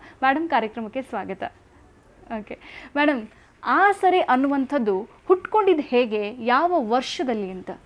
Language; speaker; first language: Kannada; native; Kannada